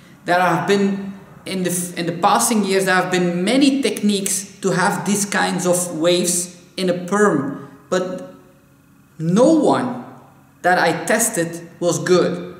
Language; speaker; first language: English; non-native, fluent; Dutch